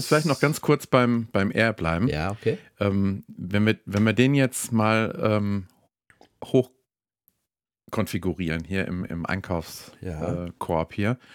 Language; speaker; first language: German; native; German